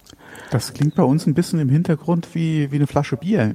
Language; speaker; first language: German; native; German